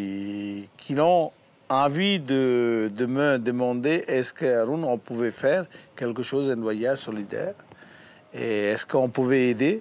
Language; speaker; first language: French; non-native, fluent; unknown